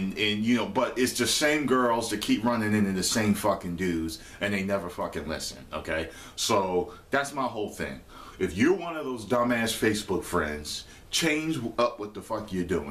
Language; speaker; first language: English; native; English